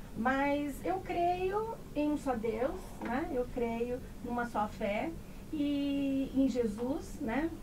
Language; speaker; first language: Portuguese; native; Portuguese